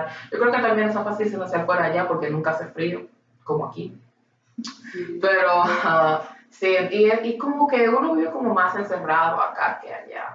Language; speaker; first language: Spanish; early bilingual, heritage; Spanish